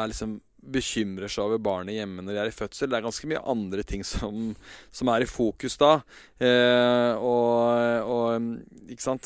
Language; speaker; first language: Norwegian; native; Norwegian